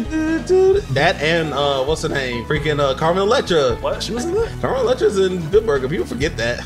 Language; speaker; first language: English; native; English